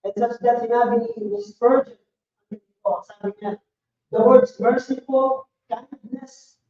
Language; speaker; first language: English; non-native, local second language; Filipino